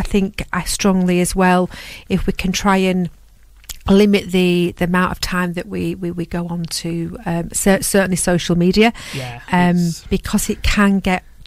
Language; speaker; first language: English; native; English